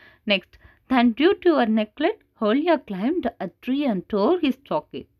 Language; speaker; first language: English; non-native, local second language; Tamil